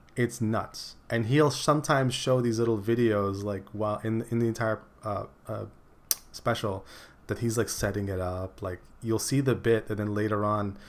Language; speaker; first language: English; early bilingual, other home language; Filipino